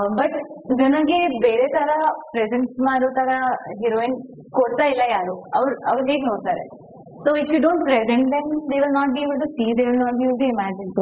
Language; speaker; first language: Kannada; non-native, learner; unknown